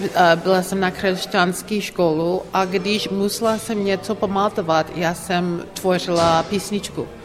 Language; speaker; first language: Czech; non-native, fluent; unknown